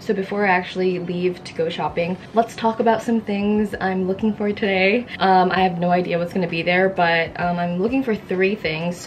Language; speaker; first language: English; early bilingual, other home language; Japanese